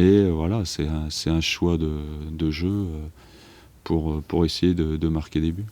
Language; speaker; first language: French; native; French